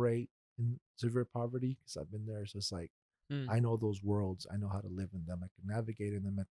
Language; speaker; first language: English; early bilingual, other home language; Spanish